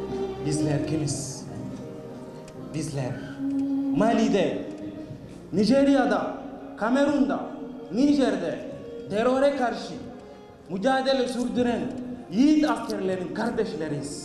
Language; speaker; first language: Turkish; non-native, fluent; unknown